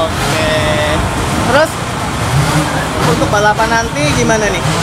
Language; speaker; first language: Indonesian; native; Indonesian